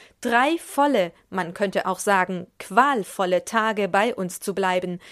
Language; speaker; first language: German; native; German